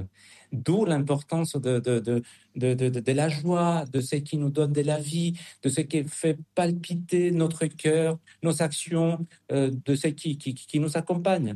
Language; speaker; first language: French; non-native, fluent; Spanish